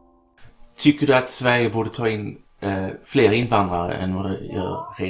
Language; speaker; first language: Swedish; native; Swedish